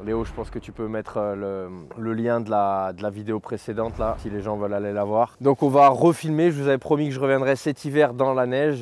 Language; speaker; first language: French; native; French